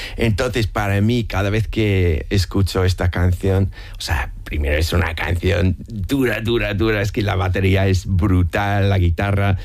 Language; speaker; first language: Spanish; non-native, fluent; English